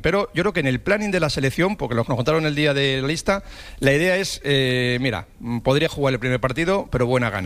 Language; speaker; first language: Spanish; native; Spanish